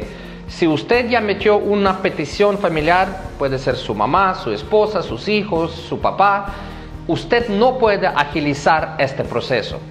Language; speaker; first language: Spanish; non-native, fluent; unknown